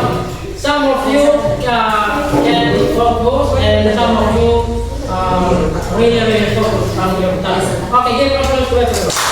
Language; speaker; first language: English; non-native, learner; Indonesian